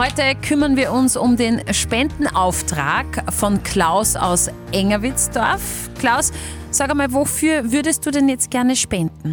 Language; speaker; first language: German; native; German